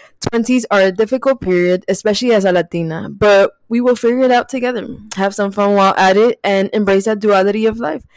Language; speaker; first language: English; early bilingual, other home language; Spanish